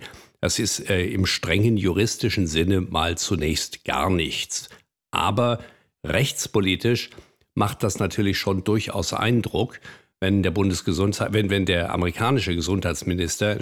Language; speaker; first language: German; native; German